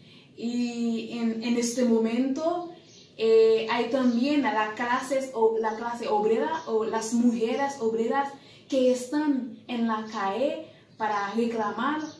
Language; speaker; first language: Spanish; non-native, learner; Haitian Creole